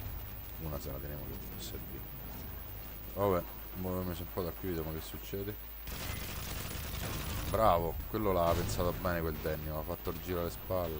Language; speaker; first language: Italian; native; Italian